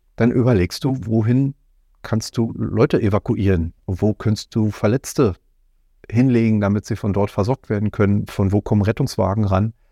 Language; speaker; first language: German; native; German